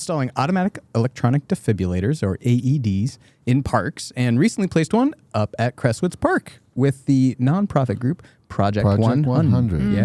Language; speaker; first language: English; native; English